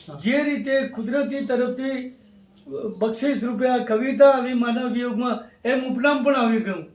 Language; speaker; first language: Gujarati; native; Gujarati